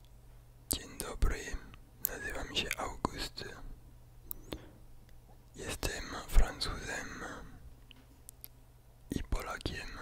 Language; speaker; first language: Polish; early bilingual, heritage; French